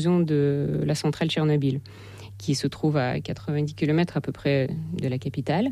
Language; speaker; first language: French; non-native, fluent; Russian